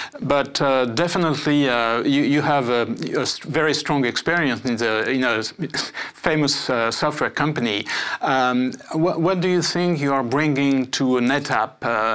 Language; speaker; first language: English; non-native, fluent; French